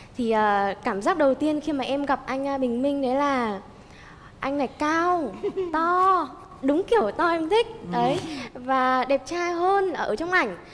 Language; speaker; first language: Vietnamese; native; Vietnamese